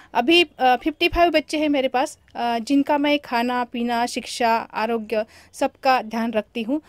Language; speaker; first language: Hindi; non-native, local second language; Marathi